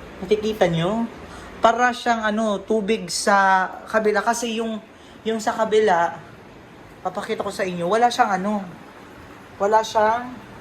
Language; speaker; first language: Filipino; non-native, local second language; Waray